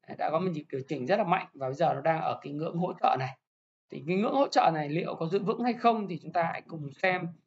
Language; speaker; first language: Vietnamese; native; Vietnamese